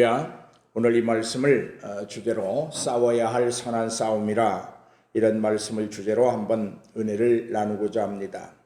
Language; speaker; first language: Korean; native; Korean